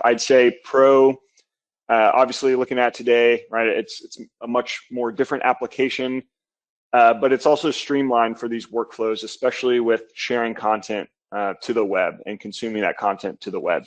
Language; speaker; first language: English; native; English